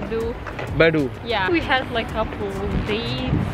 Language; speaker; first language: English; non-native, fluent; Russian